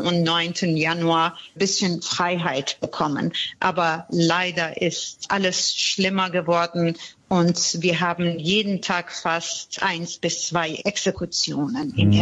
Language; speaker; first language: German; non-native, fluent; Persian